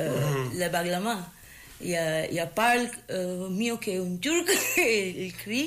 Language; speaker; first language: French; non-native, learner; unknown